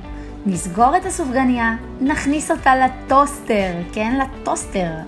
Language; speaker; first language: Hebrew; native; Hebrew